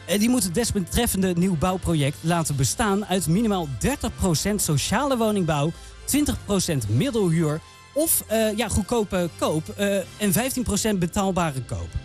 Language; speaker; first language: Dutch; native; Dutch